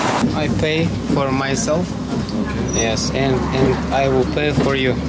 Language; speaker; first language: English; non-native, learner; Kazakh